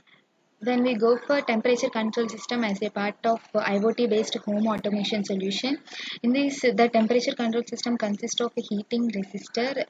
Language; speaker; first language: English; non-native, local second language; Telugu